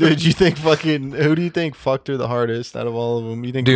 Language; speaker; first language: English; native; English